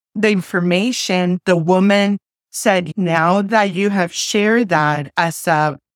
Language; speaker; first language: English; non-native, fluent; Spanish